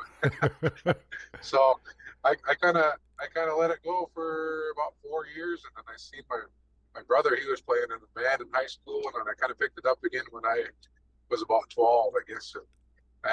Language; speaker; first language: English; native; English